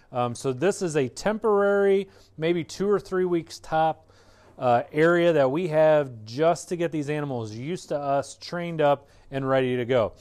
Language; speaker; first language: English; native; English